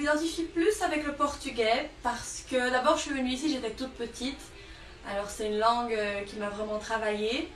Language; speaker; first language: French; early bilingual, heritage; French